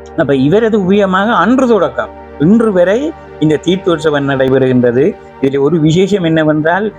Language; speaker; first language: Tamil; native; Tamil